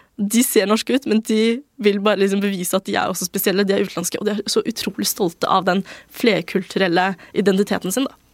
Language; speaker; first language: Norwegian; early bilingual, other home language; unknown